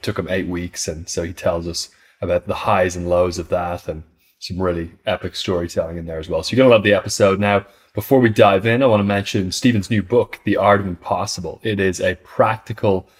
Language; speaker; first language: English; native; English